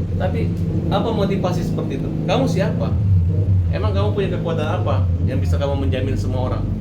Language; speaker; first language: Indonesian; native; Indonesian